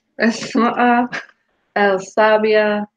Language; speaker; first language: Arabic; non-native, learner; English